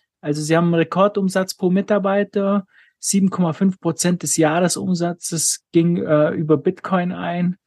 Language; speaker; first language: German; native; German